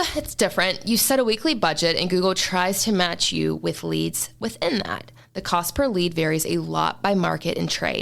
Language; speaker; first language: English; native; English